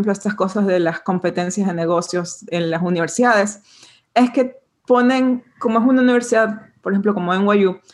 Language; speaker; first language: Spanish; native; Spanish